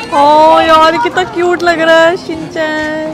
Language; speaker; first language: Hindi; native; Hindi